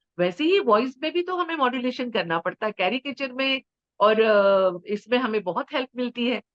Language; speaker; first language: Hindi; native; Hindi